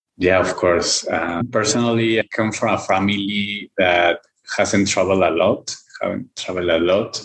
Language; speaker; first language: English; non-native, fluent; Spanish